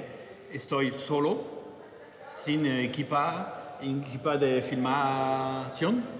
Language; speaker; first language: Spanish; non-native, learner; French